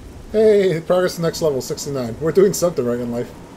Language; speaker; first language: English; native; English